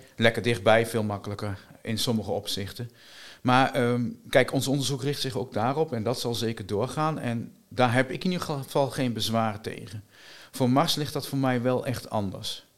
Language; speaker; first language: Dutch; native; Dutch